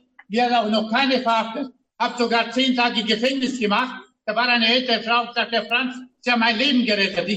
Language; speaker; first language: German; non-native, fluent; Romanian